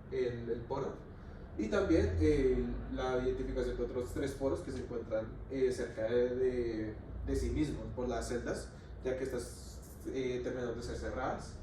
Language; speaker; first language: Spanish; native; Spanish